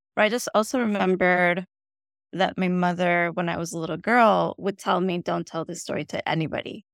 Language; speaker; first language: English; non-native, fluent; Spanish